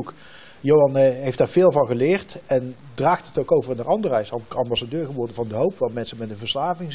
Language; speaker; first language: Dutch; native; Dutch